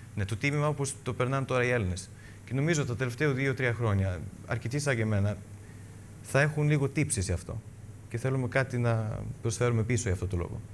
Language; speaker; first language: Greek; early bilingual, heritage; Greek